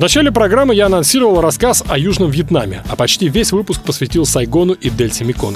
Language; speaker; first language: Russian; native; Russian